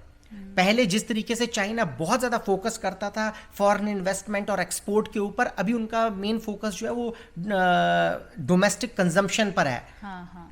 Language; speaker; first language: Hindi; native; Hindi